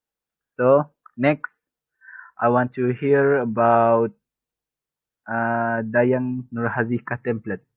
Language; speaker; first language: English; non-native, local second language; Malay